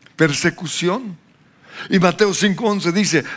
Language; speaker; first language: Spanish; non-native, fluent; English